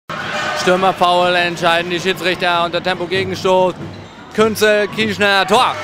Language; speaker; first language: German; native; German